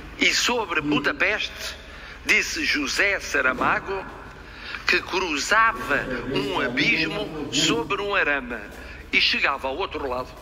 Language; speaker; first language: Portuguese; native; Portuguese